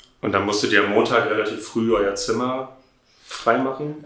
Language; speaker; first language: German; native; German